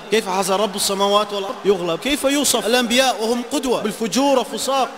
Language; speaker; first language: Arabic; non-native, fluent; Portuguese